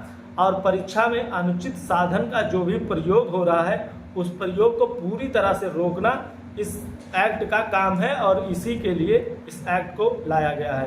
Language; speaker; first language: Hindi; native; Hindi